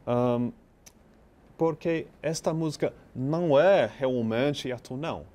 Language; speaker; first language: Portuguese; non-native, learner; English